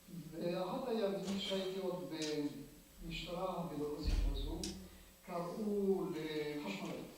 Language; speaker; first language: Hebrew; non-native, fluent; Polish